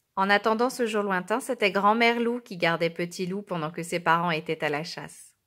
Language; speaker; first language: French; native; French